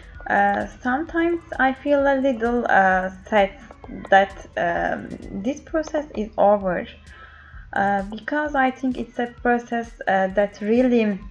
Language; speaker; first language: English; non-native, learner; Turkish